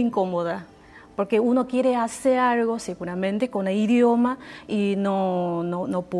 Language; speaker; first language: Spanish; non-native, fluent; Chinese